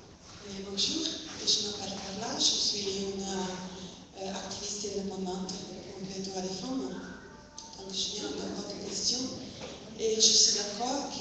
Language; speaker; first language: French; non-native, fluent; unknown